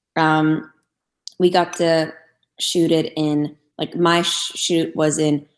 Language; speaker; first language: English; non-native, fluent; Turkish